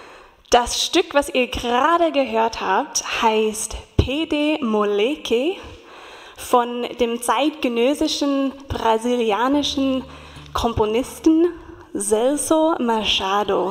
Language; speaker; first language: German; non-native, fluent; English